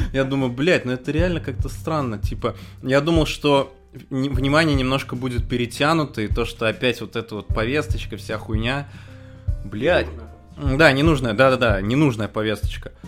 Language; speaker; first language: Russian; native; Russian